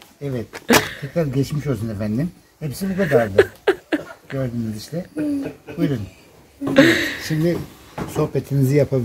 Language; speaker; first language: Turkish; native; Turkish